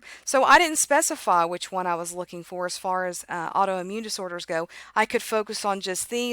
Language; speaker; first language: English; native; English